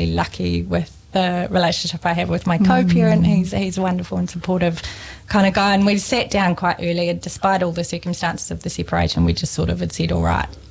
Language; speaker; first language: English; native; English